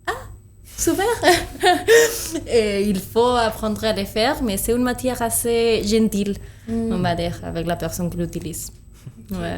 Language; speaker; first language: French; non-native, fluent; Spanish